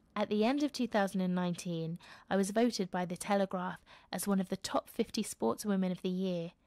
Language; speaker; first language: English; native; English